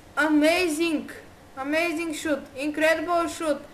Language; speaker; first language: English; non-native, learner; Bulgarian